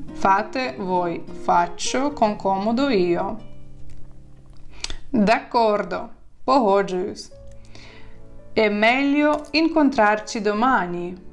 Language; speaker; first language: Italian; non-native, fluent; Ukrainian